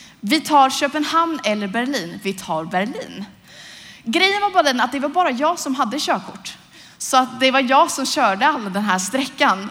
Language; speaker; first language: Swedish; native; Swedish